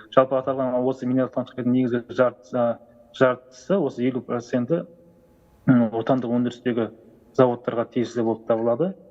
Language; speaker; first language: Kazakh; native; Kazakh